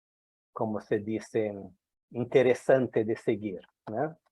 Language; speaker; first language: Spanish; non-native, fluent; Portuguese